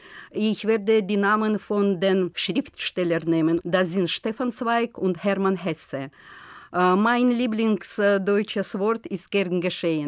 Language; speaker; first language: German; non-native, fluent; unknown